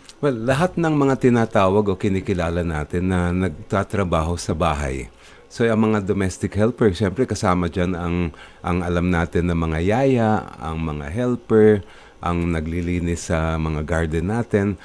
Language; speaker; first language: Filipino; native; Filipino